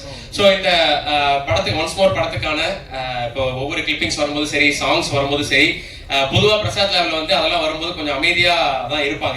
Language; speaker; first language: Tamil; native; Tamil